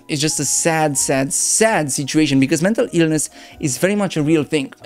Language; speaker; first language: English; non-native, fluent; Romanian